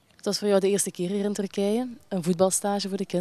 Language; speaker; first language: Dutch; native; Dutch